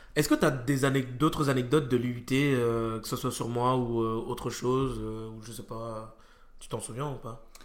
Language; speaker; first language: French; native; French